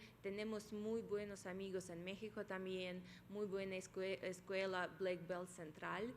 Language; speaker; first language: Spanish; non-native, fluent; Russian